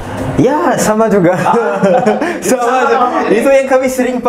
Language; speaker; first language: Indonesian; non-native, learner; Malagasy